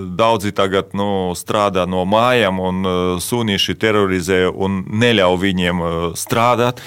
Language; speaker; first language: Latvian; non-native, local second language; Russian